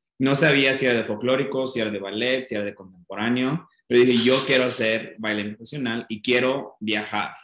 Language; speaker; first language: Spanish; non-native, fluent; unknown